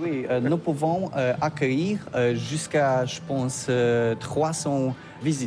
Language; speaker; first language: French; non-native, learner; Polish